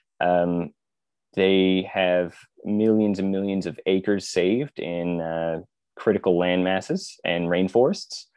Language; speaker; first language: English; native; English